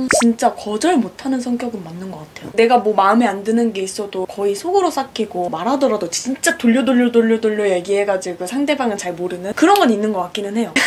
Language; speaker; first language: Korean; early bilingual, other home language; Japanese